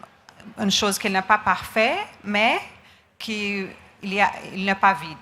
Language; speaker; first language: French; non-native, learner; Portuguese